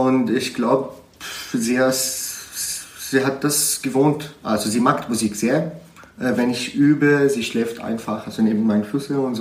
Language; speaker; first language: German; non-native, learner; Arabic